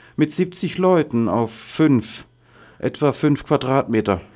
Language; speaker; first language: German; non-native, fluent; Arabic